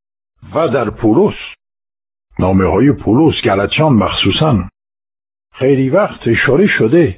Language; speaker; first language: Persian; non-native, fluent; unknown